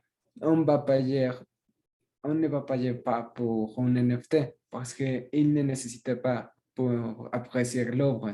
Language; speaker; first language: French; non-native, learner; Spanish